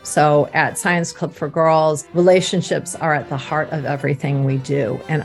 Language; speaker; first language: English; native; English